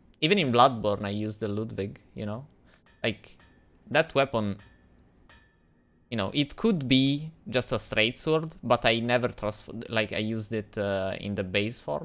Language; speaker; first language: English; non-native, fluent; Italian